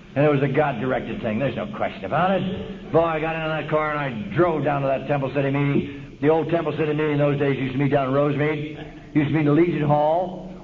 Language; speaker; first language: English; native; English